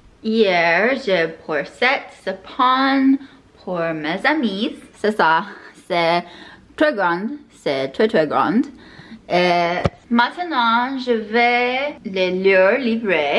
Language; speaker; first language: French; non-native, learner; English